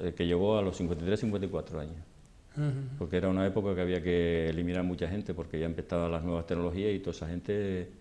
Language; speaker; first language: Spanish; native; Spanish